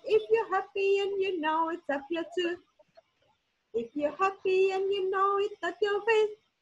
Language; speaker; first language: English; non-native, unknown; Indonesian